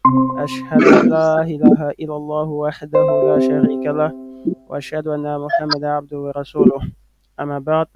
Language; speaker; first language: Arabic; non-native, fluent; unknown